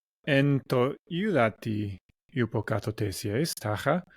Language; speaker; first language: Greek; non-native, learner; English